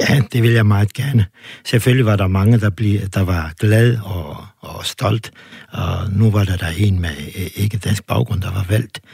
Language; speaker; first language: Danish; non-native, fluent; Turkish